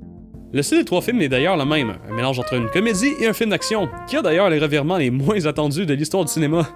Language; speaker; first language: French; native; French